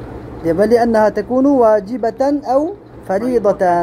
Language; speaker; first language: Arabic; non-native, fluent; Uyghur